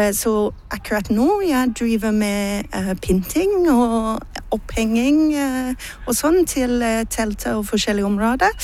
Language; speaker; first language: Norwegian; non-native, learner; English